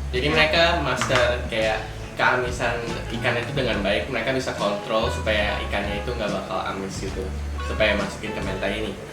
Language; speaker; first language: Indonesian; native; Indonesian